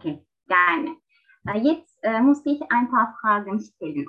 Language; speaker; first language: German; non-native, learner; Turkish